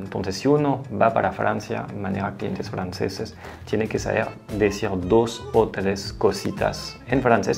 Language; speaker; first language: Spanish; non-native, fluent; French